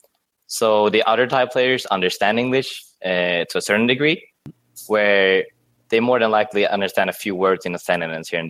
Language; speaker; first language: English; non-native, fluent; Swedish